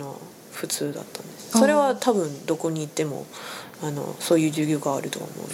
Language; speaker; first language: Japanese; non-native, fluent; English